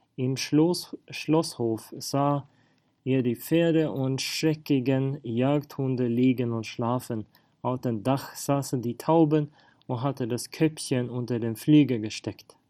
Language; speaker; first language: German; non-native, fluent; Swedish